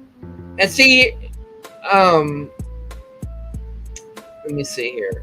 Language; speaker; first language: English; native; English